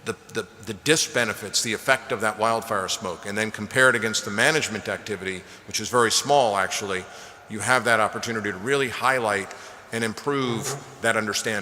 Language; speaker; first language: English; native; English